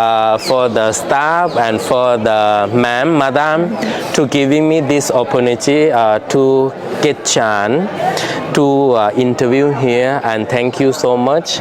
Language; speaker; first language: English; non-native, fluent; Lao